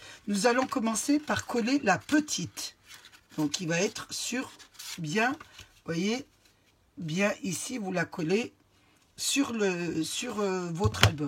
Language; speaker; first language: French; native; French